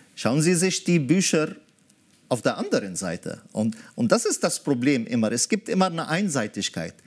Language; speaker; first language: German; early bilingual, other home language; Arabic